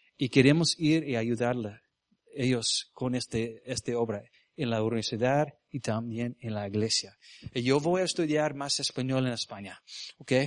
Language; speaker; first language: Spanish; early bilingual, heritage; Spanish